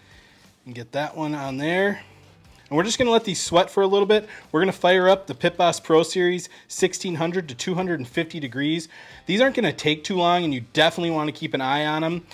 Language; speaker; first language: English; native; English